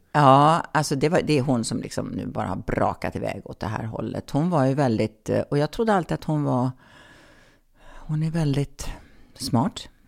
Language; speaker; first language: Swedish; native; Swedish